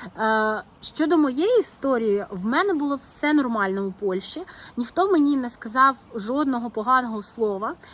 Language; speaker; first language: Ukrainian; non-native, local second language; Russian